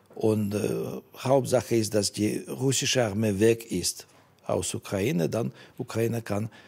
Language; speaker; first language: German; non-native, fluent; Russian